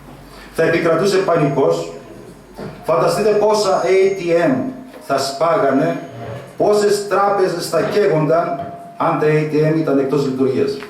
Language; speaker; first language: Greek; native; Greek